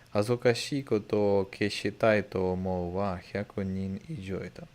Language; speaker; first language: Japanese; non-native, learner; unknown